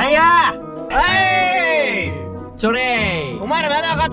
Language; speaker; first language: Japanese; native; Japanese